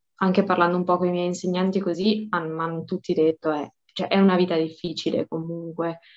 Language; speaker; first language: Italian; non-native, fluent; Albanian